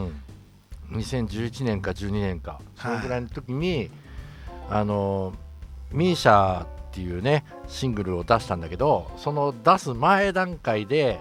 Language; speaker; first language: Japanese; native; Japanese